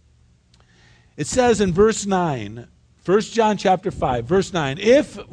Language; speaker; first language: English; native; English